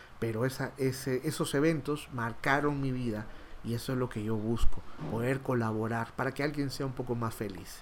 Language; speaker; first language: Spanish; native; Spanish